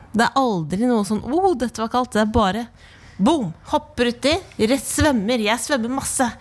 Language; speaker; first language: Norwegian; native; Norwegian